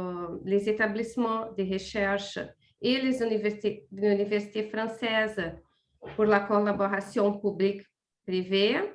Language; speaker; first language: French; non-native, fluent; Portuguese